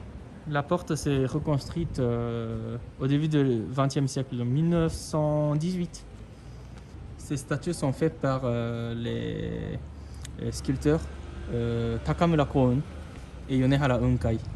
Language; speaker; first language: French; non-native, fluent; Japanese